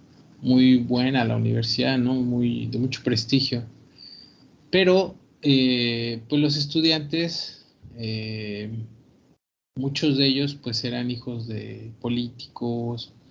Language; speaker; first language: Spanish; native; Spanish